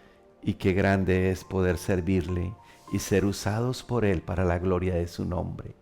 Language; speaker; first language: Spanish; native; Spanish